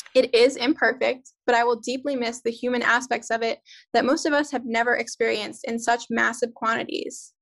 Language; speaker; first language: English; native; English